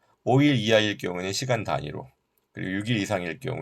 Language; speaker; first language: Korean; native; Korean